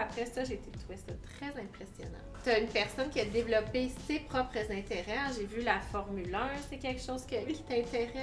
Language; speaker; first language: French; native; French